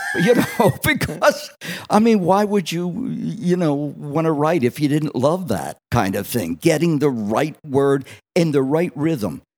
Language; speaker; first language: English; native; English